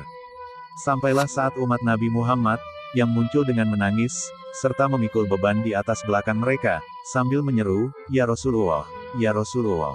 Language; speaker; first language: Indonesian; native; Indonesian